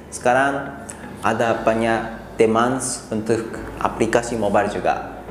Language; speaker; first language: Indonesian; non-native, fluent; Japanese